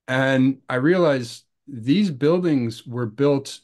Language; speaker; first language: English; native; English